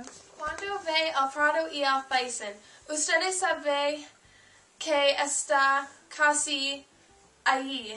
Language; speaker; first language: Spanish; non-native, learner; English